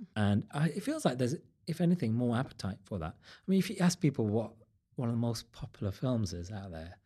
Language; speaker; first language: English; native; English